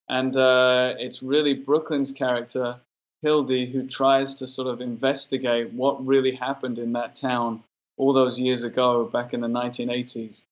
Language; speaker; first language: English; native; English